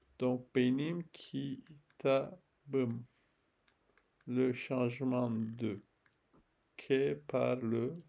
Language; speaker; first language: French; non-native, fluent; Turkish